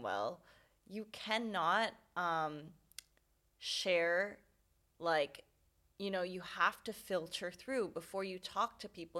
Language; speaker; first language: English; non-native, local second language; Cantonese